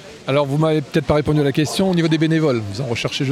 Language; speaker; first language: French; native; French